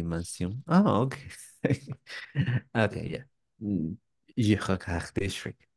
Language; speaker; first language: French; non-native, learner; English